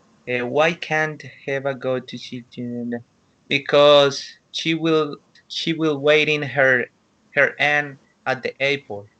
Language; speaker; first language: English; non-native, learner; Spanish